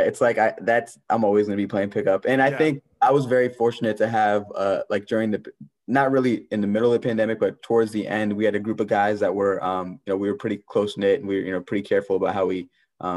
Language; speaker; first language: English; native; English